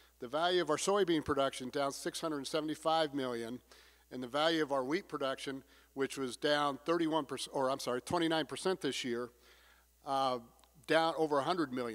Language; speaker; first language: English; native; English